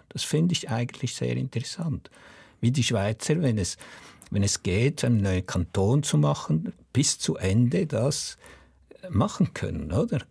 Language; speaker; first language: German; non-native, local second language; French